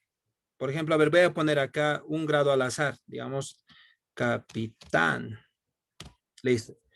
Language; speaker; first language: Spanish; native; Spanish